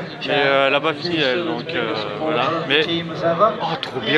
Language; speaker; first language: French; native; French